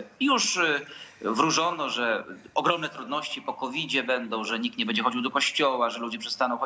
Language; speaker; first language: Polish; native; Polish